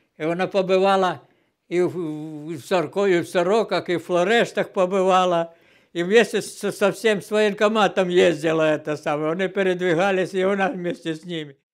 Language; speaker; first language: Russian; non-native, local second language; Ukrainian